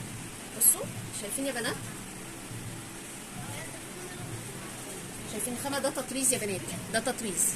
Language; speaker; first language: Arabic; native; Arabic